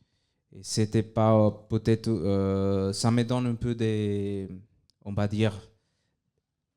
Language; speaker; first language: French; non-native, fluent; Spanish